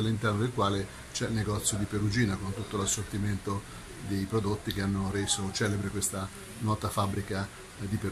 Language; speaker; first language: Italian; native; Italian